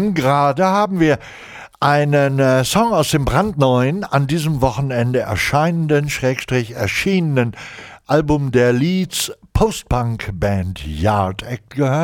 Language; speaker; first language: German; native; German